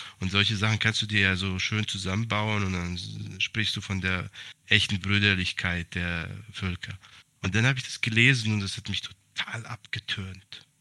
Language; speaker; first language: German; early bilingual, other home language; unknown